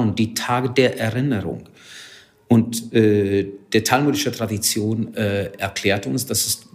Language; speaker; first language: German; non-native, fluent; Hungarian